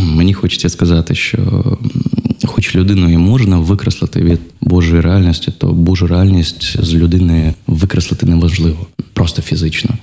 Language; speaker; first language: Ukrainian; non-native, local second language; Russian